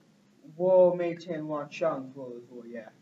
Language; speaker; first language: Chinese; non-native, learner; English